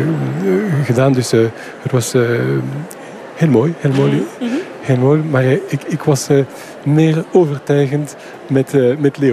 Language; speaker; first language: Dutch; non-native, fluent; French